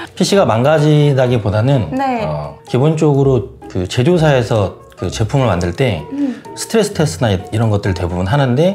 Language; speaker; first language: Korean; native; Korean